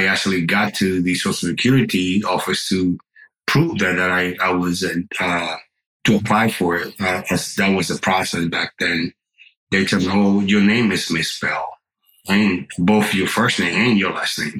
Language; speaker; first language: English; non-native, fluent; Spanish